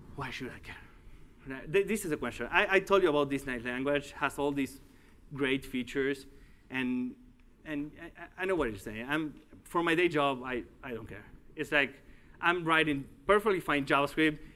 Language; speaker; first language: English; non-native, fluent; Spanish